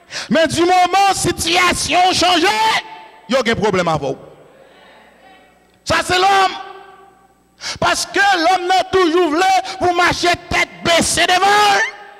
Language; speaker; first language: French; native; French